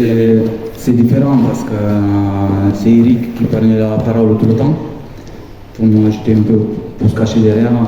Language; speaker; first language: French; non-native, fluent; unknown